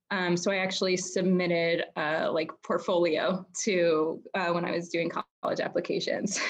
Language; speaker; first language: English; native; English